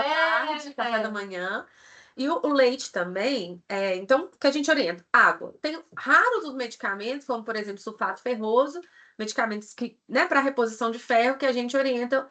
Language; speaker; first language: Portuguese; native; Portuguese